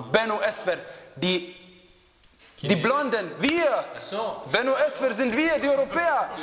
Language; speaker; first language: German; non-native, fluent; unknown